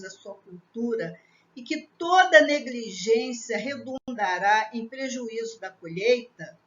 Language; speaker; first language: Portuguese; native; Portuguese